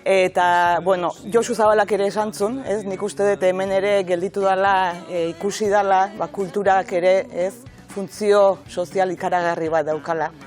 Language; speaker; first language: Basque; native; Basque